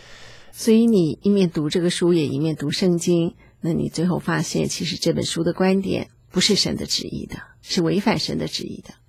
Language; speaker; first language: Chinese; native; Chinese